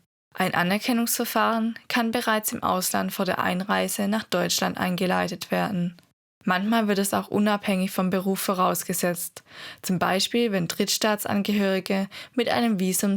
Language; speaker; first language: German; native; German